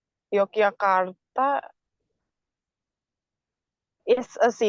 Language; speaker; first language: English; non-native, learner; Indonesian